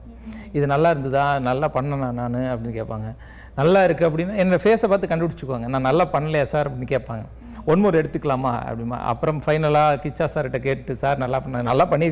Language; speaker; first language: Tamil; native; Tamil